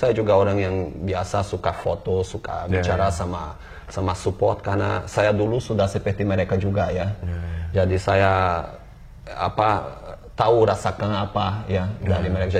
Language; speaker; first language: Indonesian; non-native, fluent; Portuguese